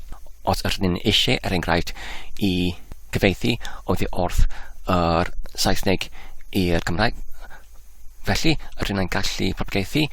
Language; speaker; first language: Welsh; non-native, learner; English